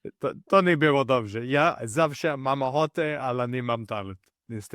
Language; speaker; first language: Polish; non-native, learner; English